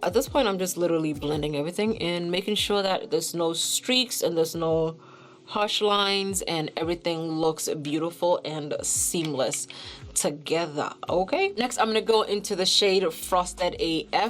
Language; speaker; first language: English; native; English